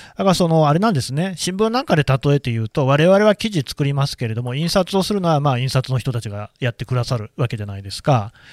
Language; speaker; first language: Japanese; native; Japanese